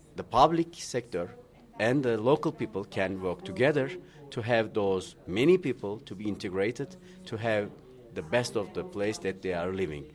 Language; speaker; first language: English; non-native, fluent; Turkish